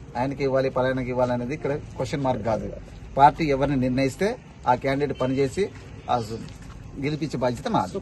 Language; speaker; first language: Telugu; non-native, local second language; Lambadi